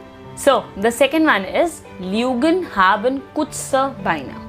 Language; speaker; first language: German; non-native, fluent; Hindi